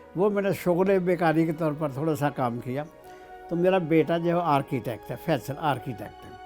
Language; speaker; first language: Urdu; non-native, local second language; Punjabi